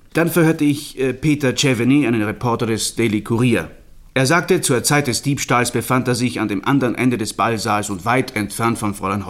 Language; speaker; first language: German; native; German